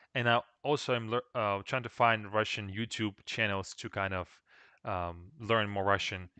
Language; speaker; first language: English; non-native, fluent; Russian